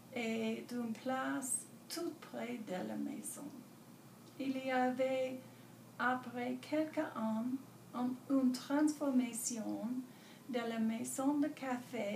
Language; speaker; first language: French; non-native, learner; English